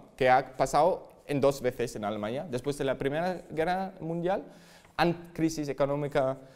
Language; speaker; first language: Spanish; non-native, fluent; German